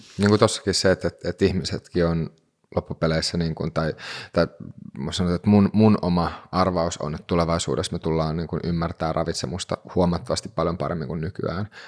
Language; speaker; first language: Finnish; native; Finnish